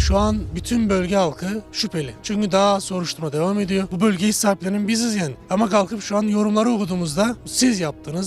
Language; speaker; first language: Turkish; native; Turkish